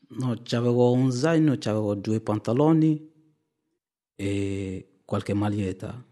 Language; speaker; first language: Italian; non-native, fluent; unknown